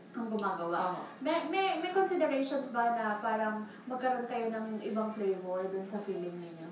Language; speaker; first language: Filipino; native; Filipino